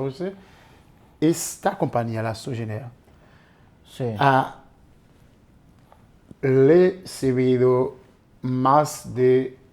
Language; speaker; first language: Spanish; non-native, fluent; Haitian Creole